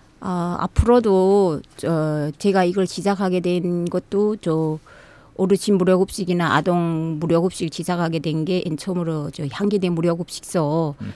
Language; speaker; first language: Korean; native; Korean